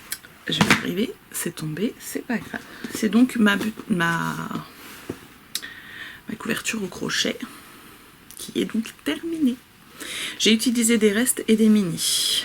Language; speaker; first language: French; native; French